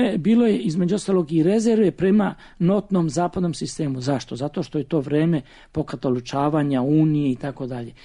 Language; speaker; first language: Serbian; native; Serbian